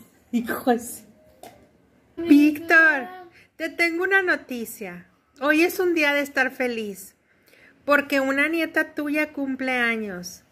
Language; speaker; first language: Spanish; native; Spanish